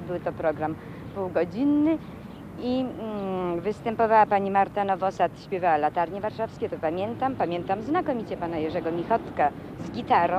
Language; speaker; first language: Polish; native; Polish